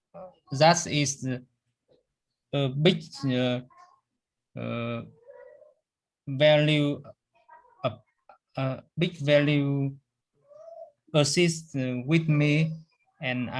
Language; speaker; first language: English; non-native, learner; Vietnamese